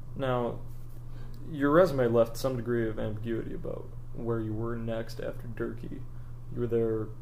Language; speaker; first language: English; native; English